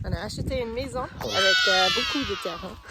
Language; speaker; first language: French; non-native, learner; English